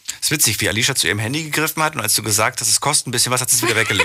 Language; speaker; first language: German; native; German